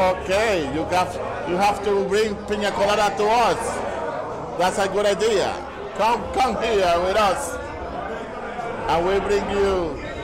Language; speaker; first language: English; non-native, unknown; Spanish